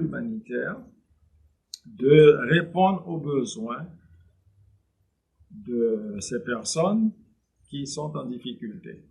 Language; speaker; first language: French; non-native, local second language; Haitian Creole